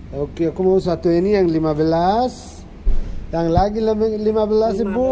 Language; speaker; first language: Indonesian; non-native, learner; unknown